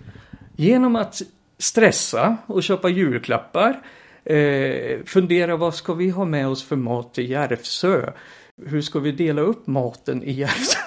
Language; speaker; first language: Swedish; native; Swedish